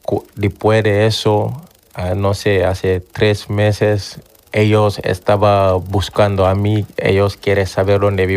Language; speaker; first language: Spanish; non-native, learner; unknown